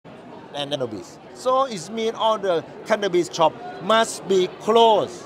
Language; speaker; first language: English; non-native, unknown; Thai